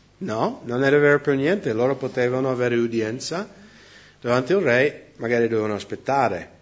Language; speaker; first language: Italian; non-native, fluent; English